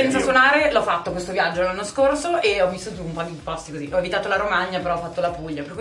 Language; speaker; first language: Italian; native; Italian